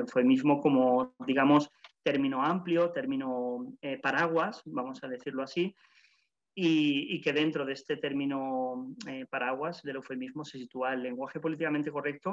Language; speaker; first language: Spanish; native; Spanish